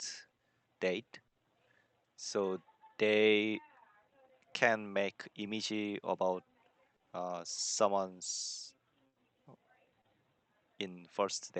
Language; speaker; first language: English; non-native, learner; Korean